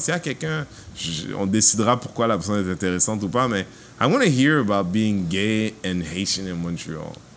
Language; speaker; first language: French; early bilingual, heritage; French